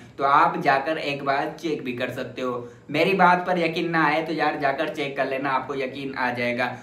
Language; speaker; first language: Hindi; native; Hindi